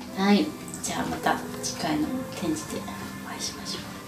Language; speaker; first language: Japanese; native; Japanese